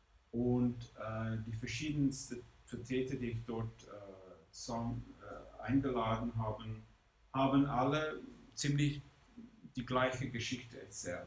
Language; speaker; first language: German; non-native, fluent; English